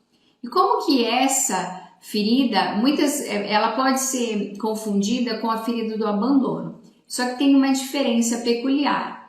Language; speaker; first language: Portuguese; native; Portuguese